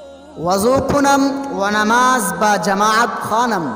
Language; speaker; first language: Persian; non-native, learner; Urdu